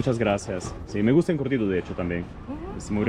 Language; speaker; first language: Spanish; non-native, fluent; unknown